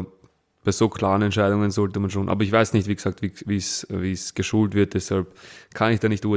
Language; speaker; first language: German; early bilingual, other home language; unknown